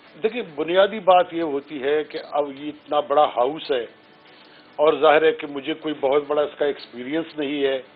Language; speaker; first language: Urdu; non-native, local second language; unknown